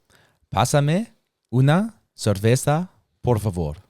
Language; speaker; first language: Spanish; non-native, learner; English